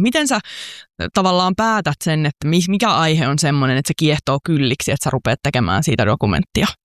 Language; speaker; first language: Finnish; native; Finnish